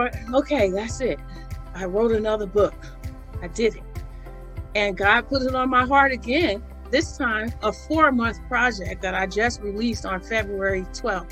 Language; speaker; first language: English; native; English